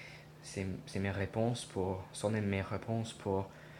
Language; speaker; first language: French; non-native, learner; English